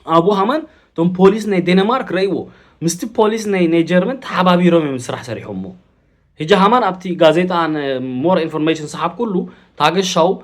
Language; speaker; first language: Tigrinya; early bilingual, heritage; Tigrinya